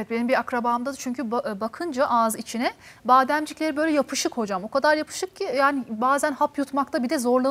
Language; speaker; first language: Turkish; native; Turkish